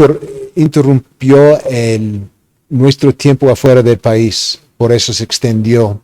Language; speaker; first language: Spanish; non-native, fluent; English